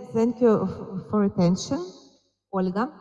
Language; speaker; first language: English; non-native, fluent; Ukrainian